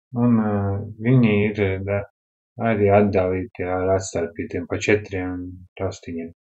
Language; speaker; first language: Latvian; non-native, local second language; Russian